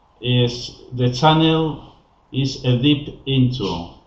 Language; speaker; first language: English; non-native, learner; Spanish